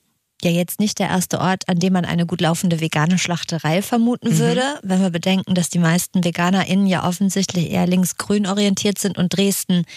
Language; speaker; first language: German; native; German